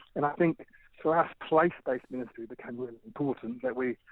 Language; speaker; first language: English; native; English